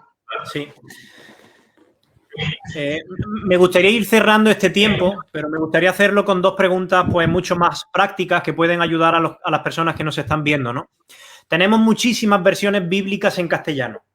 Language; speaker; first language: Spanish; native; Spanish